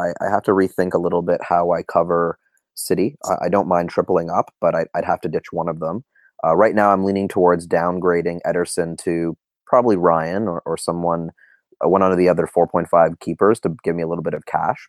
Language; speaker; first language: English; native; English